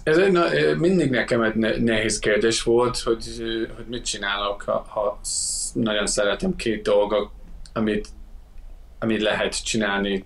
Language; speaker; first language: Hungarian; non-native, fluent; English